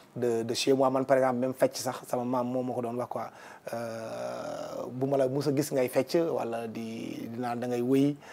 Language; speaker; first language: Wolof; non-native, local second language; Fula